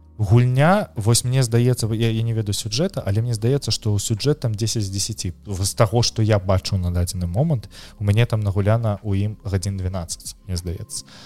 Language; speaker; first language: Belarusian; non-native, local second language; Russian